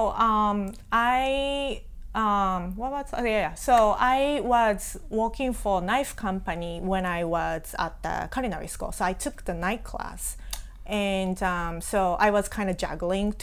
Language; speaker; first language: English; non-native, fluent; Japanese